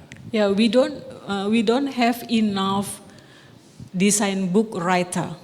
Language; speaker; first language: English; non-native, local second language; Indonesian